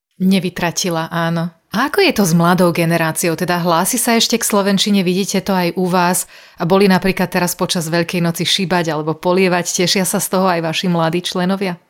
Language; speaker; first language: Slovak; native; Slovak